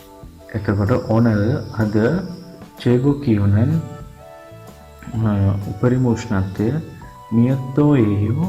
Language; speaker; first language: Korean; non-native, fluent; Sinhala